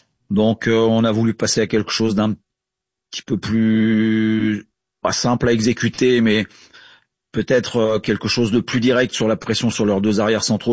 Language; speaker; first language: French; native; French